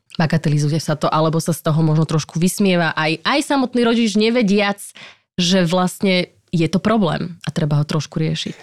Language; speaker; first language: Slovak; native; Slovak